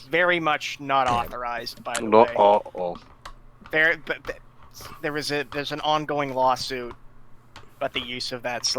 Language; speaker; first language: English; native; English